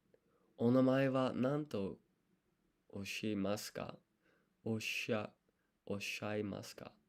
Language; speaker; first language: Japanese; non-native, learner; English